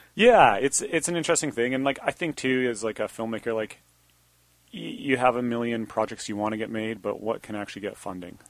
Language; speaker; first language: English; native; English